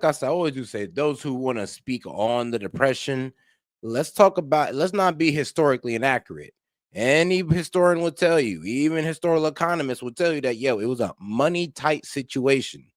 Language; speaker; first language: English; native; English